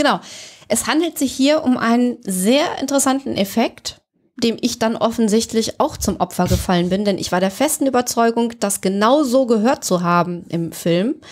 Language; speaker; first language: German; native; German